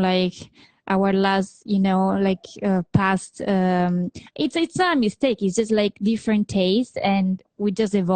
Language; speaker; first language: English; non-native, fluent; Italian